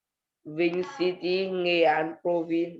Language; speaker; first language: English; non-native, learner; Vietnamese